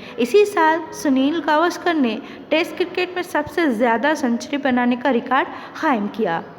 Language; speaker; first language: Urdu; native; Urdu